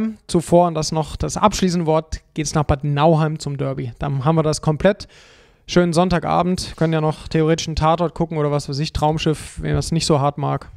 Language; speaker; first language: German; native; German